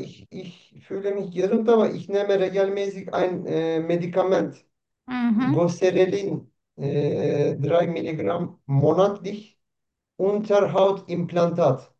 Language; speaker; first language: German; non-native, learner; Turkish